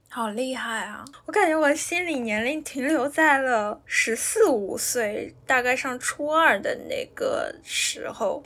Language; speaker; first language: Chinese; native; Chinese